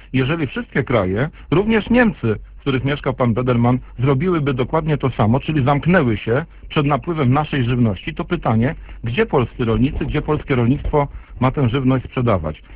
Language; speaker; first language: Polish; native; Polish